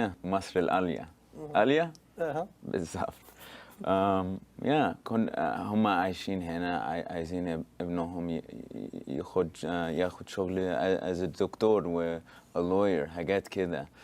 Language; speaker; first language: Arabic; early bilingual, heritage; Arabic